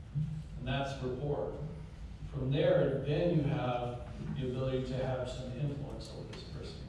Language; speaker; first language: English; native; English